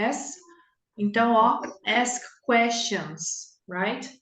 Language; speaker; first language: English; non-native, fluent; Portuguese